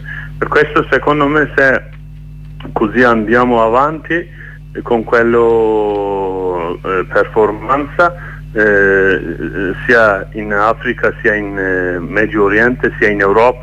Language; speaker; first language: Italian; non-native, learner; Kurdish